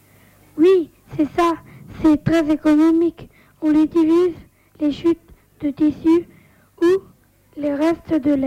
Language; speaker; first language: French; native; French